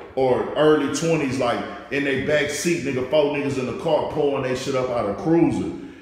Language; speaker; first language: English; native; English